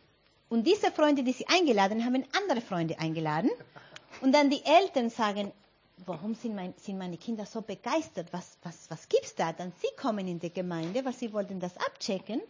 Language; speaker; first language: German; non-native, fluent; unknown